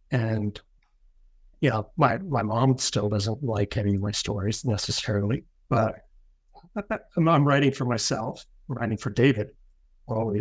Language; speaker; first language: English; native; English